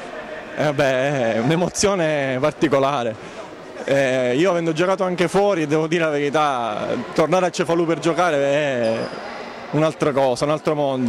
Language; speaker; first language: Italian; native; Italian